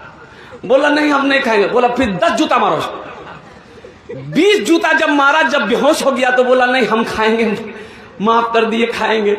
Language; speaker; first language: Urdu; non-native, local second language; Pashto